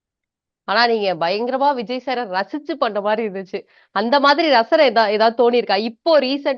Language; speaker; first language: Tamil; native; Tamil